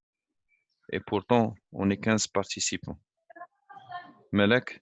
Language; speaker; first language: French; non-native, local second language; Arabic